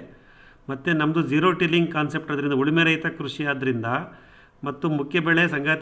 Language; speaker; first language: Kannada; native; Kannada